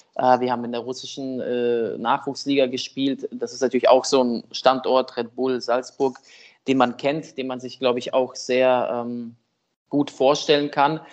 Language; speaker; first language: German; early bilingual, other home language; Russian